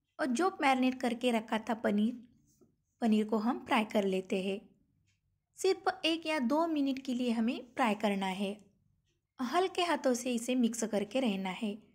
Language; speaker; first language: Hindi; non-native, local second language; Marathi